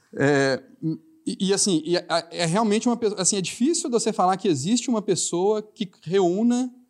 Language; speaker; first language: Portuguese; native; Portuguese